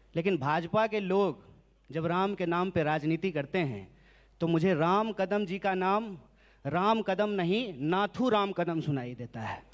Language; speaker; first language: Hindi; native; Hindi